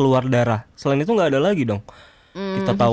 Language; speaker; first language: Indonesian; native; Indonesian